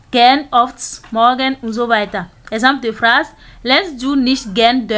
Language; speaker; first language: German; non-native, learner; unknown